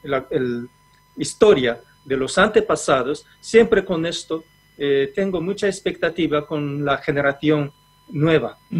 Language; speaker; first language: Spanish; non-native, fluent; Japanese